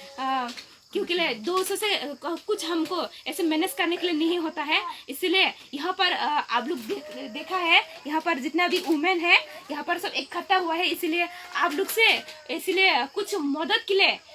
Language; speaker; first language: Hindi; non-native, local second language; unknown